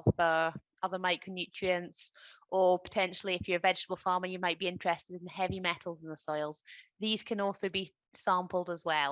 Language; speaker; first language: English; native; English